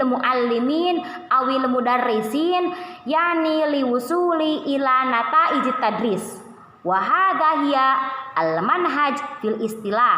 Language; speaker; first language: Arabic; non-native, learner; Indonesian